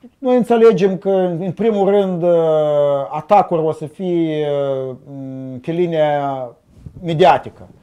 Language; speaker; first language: Romanian; non-native, local second language; Russian